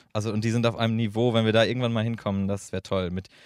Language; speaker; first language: German; native; German